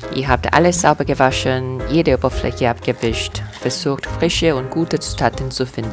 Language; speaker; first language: German; non-native, fluent; Korean